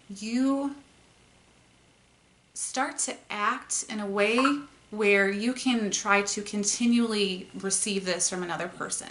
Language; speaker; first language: English; native; English